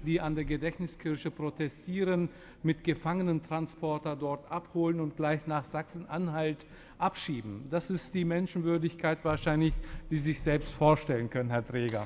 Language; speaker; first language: German; early bilingual, other home language; Turkish